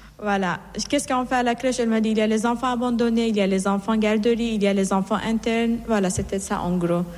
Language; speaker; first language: French; non-native, fluent; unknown